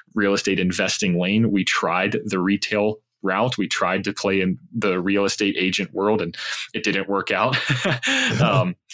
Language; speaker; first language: English; native; English